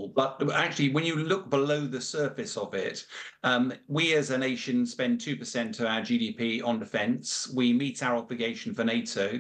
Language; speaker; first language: English; native; English